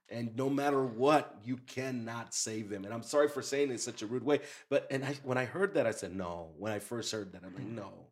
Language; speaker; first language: English; early bilingual, other home language; Spanish